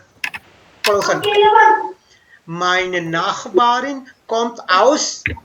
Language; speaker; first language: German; non-native, learner; Hindi